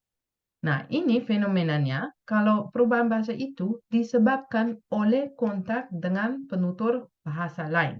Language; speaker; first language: Indonesian; non-native, fluent; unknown